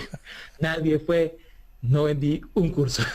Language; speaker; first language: Spanish; native; Spanish